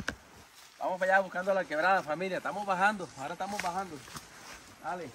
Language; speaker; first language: Spanish; native; Spanish